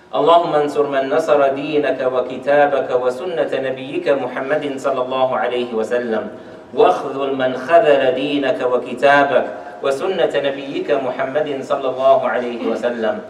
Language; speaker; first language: Arabic; non-native, fluent; English